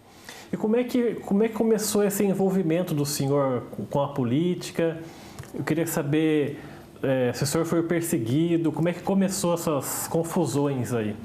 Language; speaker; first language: Portuguese; native; Portuguese